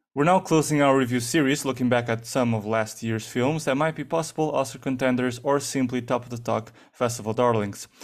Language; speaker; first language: English; non-native, fluent; Portuguese